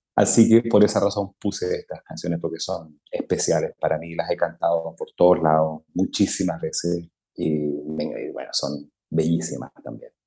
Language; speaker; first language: Spanish; native; Spanish